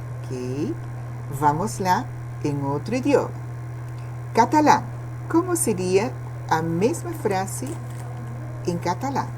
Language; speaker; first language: Portuguese; non-native, fluent; Spanish